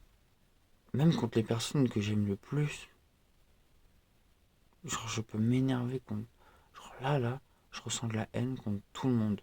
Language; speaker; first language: French; native; French